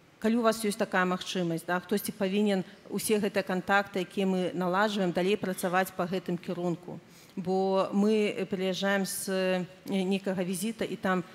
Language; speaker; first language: Belarusian; non-native, local second language; Russian